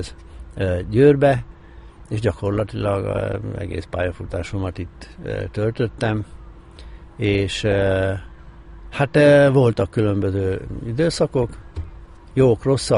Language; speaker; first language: Hungarian; native; Hungarian